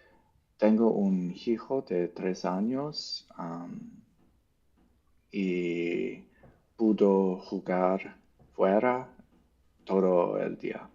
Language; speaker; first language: Spanish; non-native, learner; English